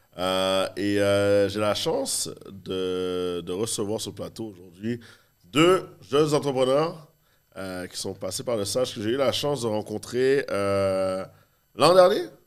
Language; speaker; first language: French; native; French